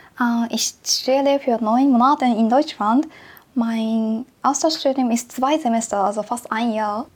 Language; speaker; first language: German; non-native, learner; Japanese